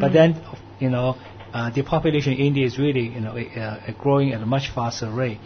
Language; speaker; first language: English; non-native, local second language; Cantonese